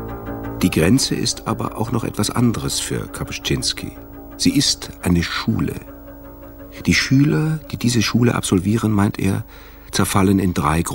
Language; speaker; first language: German; native; German